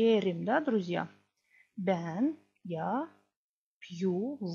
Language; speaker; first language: Russian; non-native, local second language; Gagauz